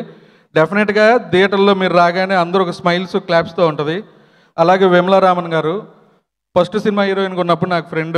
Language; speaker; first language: Telugu; native; Telugu